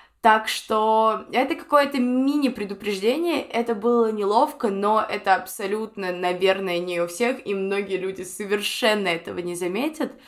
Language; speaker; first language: Russian; native; Russian